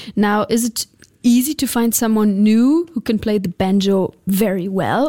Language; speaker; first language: English; non-native, fluent; German